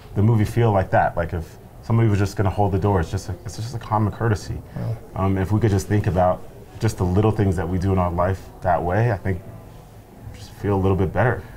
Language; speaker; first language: English; native; English